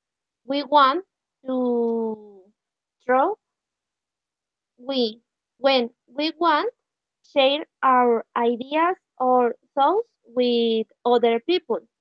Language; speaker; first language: English; non-native, learner; Spanish